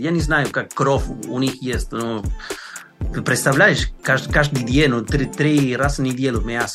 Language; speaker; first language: Russian; non-native, learner; Spanish